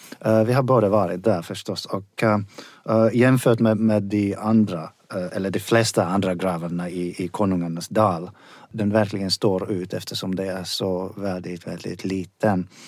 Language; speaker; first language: Swedish; non-native, fluent; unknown